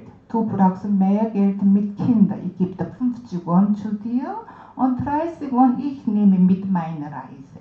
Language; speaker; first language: German; non-native, learner; Korean